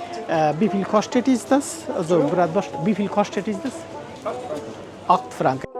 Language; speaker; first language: German; non-native, learner; Bangla